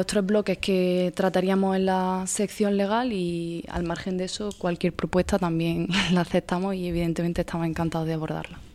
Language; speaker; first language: Spanish; native; Spanish